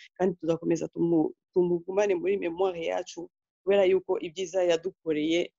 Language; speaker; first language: Kinyarwanda; early bilingual, heritage; Kinyarwanda